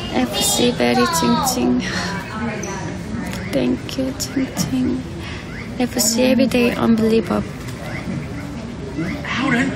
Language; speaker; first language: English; non-native, learner; Korean